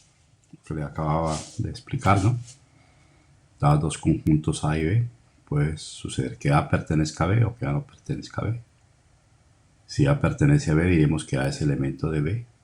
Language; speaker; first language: Spanish; native; Spanish